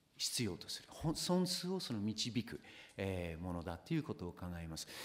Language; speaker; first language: Japanese; non-native, fluent; English